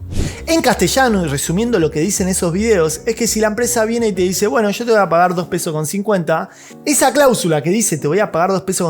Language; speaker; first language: Spanish; native; Spanish